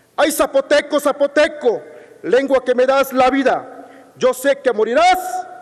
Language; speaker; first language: Spanish; non-native, local second language; Zapotec